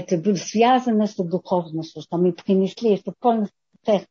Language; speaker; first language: Russian; non-native, fluent; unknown